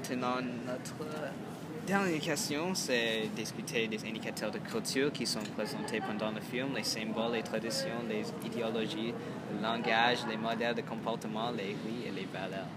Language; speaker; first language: French; non-native, learner; English